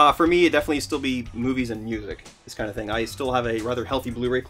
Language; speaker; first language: English; native; English